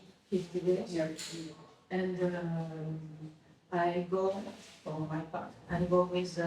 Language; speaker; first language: English; non-native, learner; French